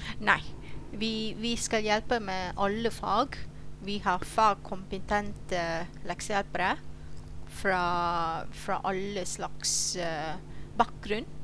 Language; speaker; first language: Norwegian; non-native, fluent; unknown